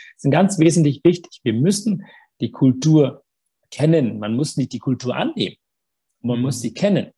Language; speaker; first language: German; early bilingual, other home language; Tamil